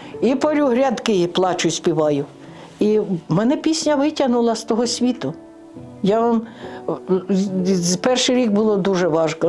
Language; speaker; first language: Ukrainian; native; Ukrainian